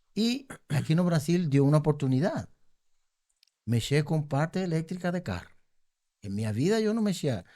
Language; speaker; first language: Portuguese; non-native, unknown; Spanish